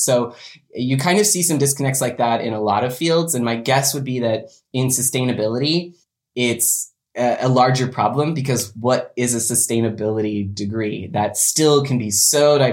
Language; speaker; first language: English; native; English